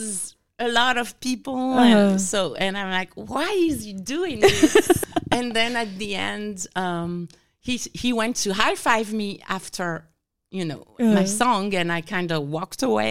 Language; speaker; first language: English; non-native, fluent; French